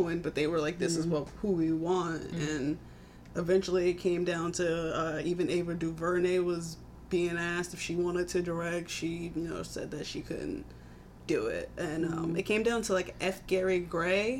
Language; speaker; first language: English; native; English